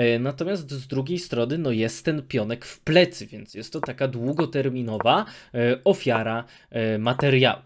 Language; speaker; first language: Polish; native; Polish